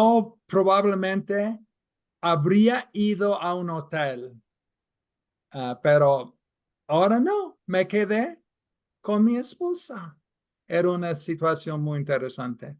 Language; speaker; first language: Spanish; non-native, fluent; English